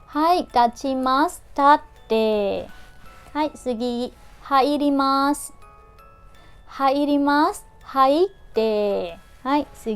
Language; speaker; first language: Japanese; non-native, fluent; Burmese